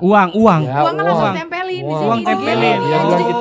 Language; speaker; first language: Indonesian; non-native, learner; Turkish